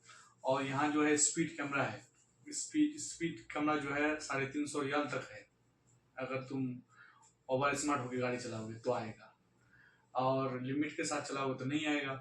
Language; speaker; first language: Hindi; native; Hindi